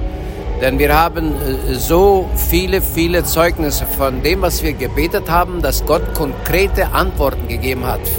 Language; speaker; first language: German; early bilingual, heritage; Low German